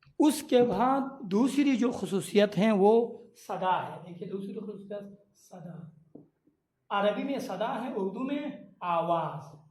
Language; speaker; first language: Urdu; non-native, local second language; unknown